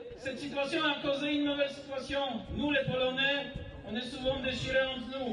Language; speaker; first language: French; non-native, learner; Polish